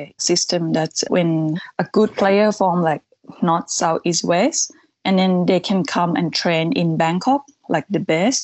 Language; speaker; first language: English; non-native, fluent; Thai